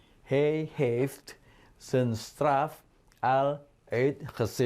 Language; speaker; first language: Dutch; non-native, fluent; Indonesian